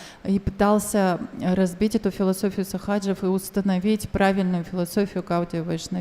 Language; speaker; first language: Russian; native; Russian